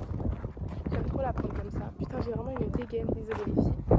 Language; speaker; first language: French; native; French